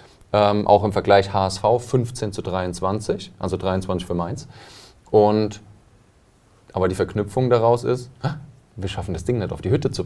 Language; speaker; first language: German; native; German